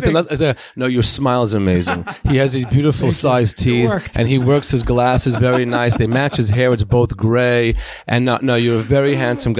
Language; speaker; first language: English; non-native, fluent; Hebrew